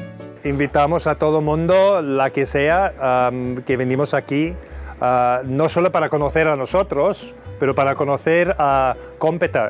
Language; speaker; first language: Spanish; non-native, fluent; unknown